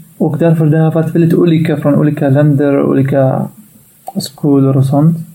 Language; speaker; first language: Swedish; non-native, fluent; Arabic